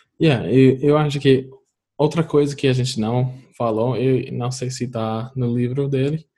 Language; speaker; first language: Portuguese; non-native, fluent; English